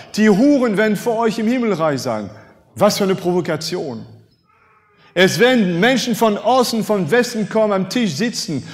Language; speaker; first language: German; non-native, fluent; French